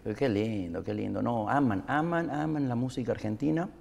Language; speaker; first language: Spanish; native; Spanish